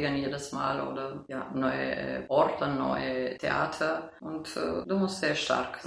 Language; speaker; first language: German; non-native, fluent; Romanian